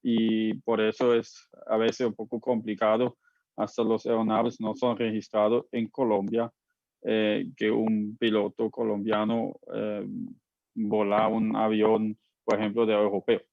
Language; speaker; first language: Spanish; non-native, fluent; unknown